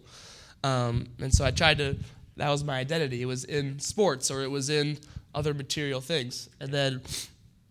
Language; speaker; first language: English; native; English